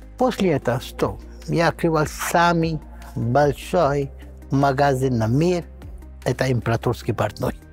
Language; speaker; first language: Russian; non-native, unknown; Hindi